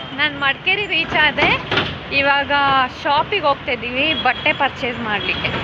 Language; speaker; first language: Kannada; non-native, local second language; Malayalam